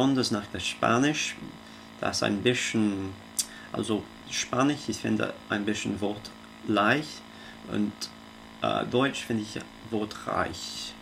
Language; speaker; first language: German; non-native, learner; English